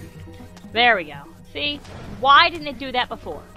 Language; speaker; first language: English; native; English